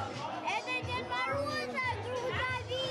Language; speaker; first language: Russian; early bilingual, heritage; Russian